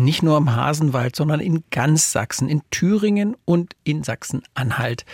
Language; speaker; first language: German; native; German